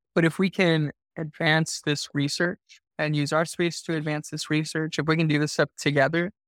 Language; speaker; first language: English; native; English